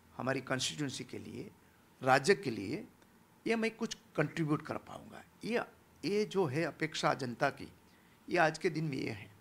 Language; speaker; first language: Hindi; non-native, local second language; Gujarati